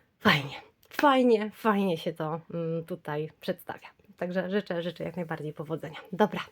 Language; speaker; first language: Polish; native; Polish